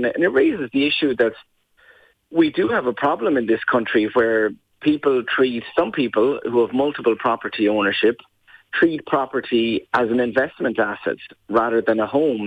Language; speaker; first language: English; native; English